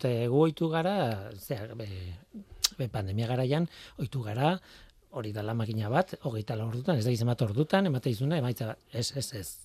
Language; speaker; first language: Basque; non-native, local second language; Spanish